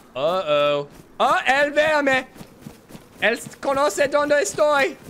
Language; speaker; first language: Spanish; non-native, learner; English